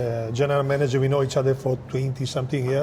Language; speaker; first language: English; non-native, fluent; Italian